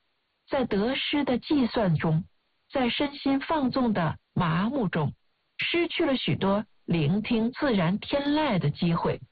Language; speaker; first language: Chinese; native; Chinese